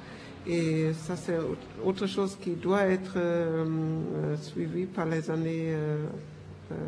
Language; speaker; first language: French; non-native, fluent; German